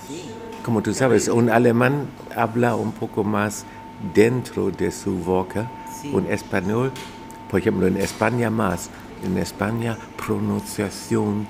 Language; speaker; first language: Spanish; non-native, fluent; German